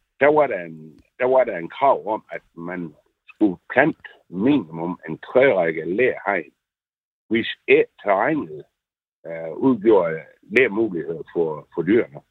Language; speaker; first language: Danish; native; Danish